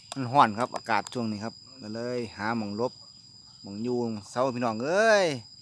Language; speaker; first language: Thai; native; Thai